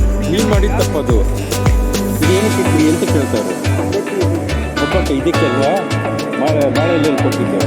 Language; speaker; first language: Kannada; native; Kannada